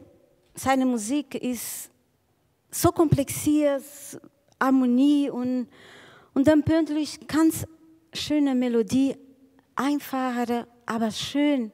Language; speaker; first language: German; non-native, learner; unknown